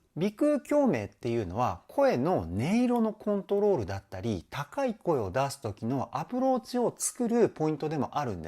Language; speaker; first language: Japanese; native; Japanese